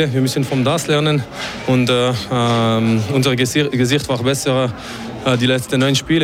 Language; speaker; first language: German; non-native, local second language; French